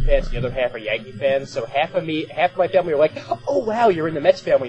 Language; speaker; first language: English; native; English